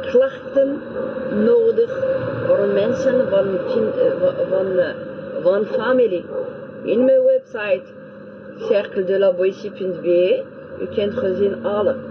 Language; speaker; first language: Dutch; non-native, learner; French